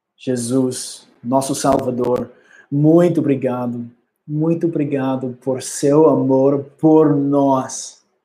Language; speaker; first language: Portuguese; non-native, learner; English